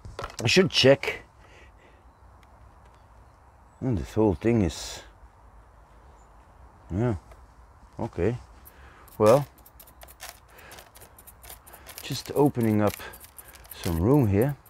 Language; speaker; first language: English; non-native, fluent; Dutch